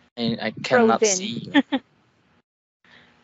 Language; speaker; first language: English; non-native, learner; Vietnamese